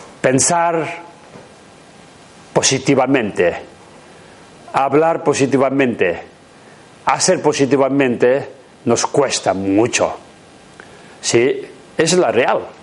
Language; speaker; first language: Spanish; non-native, learner; Tibetan